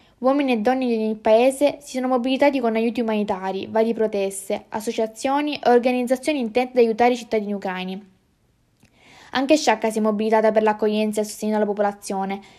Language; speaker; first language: Italian; native; Italian